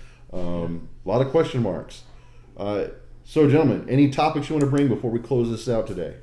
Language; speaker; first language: English; native; English